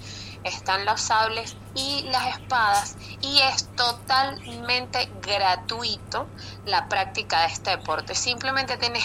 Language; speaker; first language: Spanish; native; Spanish